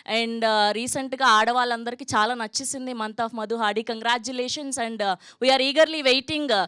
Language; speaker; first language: Telugu; native; Telugu